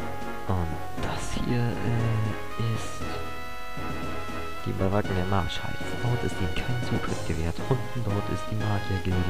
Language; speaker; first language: German; native; German